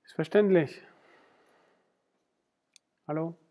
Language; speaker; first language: German; non-native, fluent; Spanish